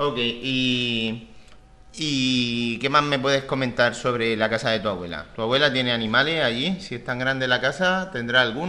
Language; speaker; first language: Spanish; native; Spanish